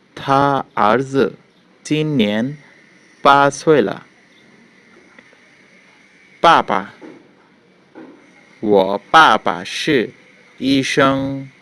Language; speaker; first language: Chinese; non-native, fluent; Bangla